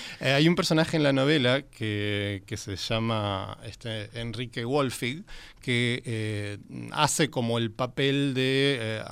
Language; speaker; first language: Spanish; native; Spanish